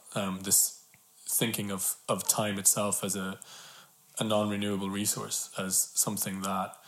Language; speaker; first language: English; native; English